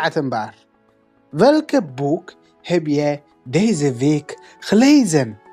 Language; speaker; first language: Dutch; non-native, learner; Tigrinya